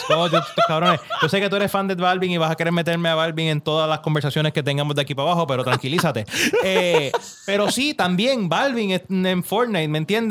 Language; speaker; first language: Spanish; native; Spanish